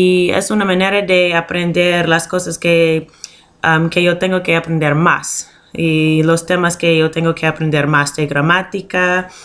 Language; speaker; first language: Spanish; non-native, learner; English